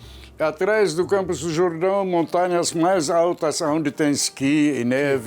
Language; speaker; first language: Portuguese; non-native, fluent; Arabic